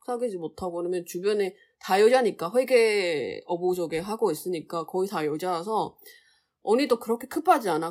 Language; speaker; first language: Korean; non-native, learner; Chinese